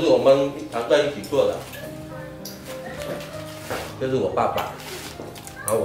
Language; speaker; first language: Chinese; non-native, fluent; Vietnamese